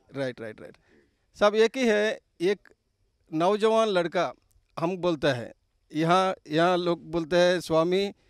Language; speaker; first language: Hindi; non-native, local second language; Telugu